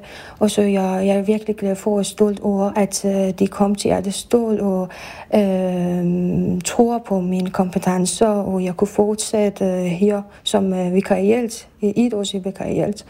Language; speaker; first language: Danish; non-native, fluent; Persian